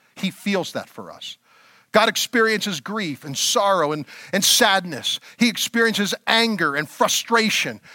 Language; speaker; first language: English; native; English